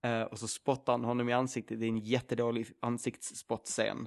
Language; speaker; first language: Swedish; native; Swedish